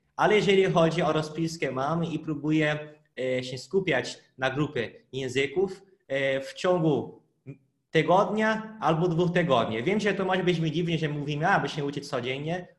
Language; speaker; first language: Polish; non-native, fluent; Portuguese